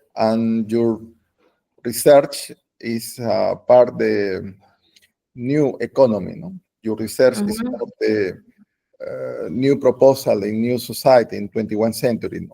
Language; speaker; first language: English; non-native, learner; Spanish